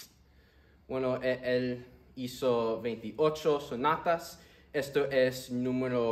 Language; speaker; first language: Spanish; early bilingual, heritage; Spanish